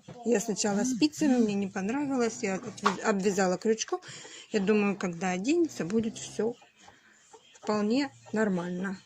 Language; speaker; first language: Russian; native; Russian